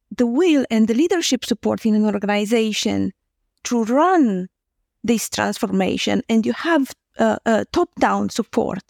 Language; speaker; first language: English; non-native, fluent; Romanian